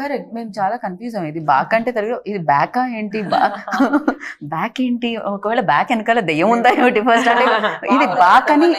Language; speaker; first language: Telugu; native; Telugu